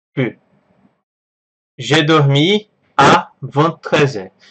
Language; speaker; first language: French; non-native, fluent; Portuguese